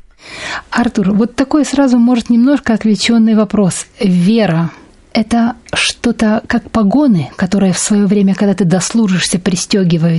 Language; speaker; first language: Russian; native; Russian